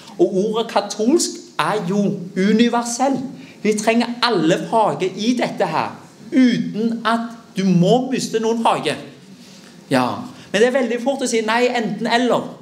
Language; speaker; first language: Norwegian; early bilingual, other home language; Vietnamese